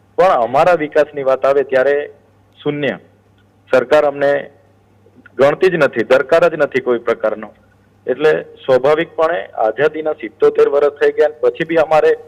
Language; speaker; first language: Gujarati; non-native, local second language; Bhili